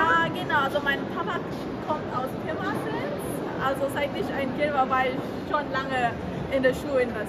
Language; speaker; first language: German; early bilingual, heritage; German